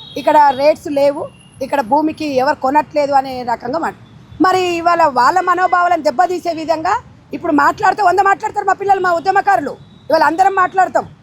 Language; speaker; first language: Telugu; native; Telugu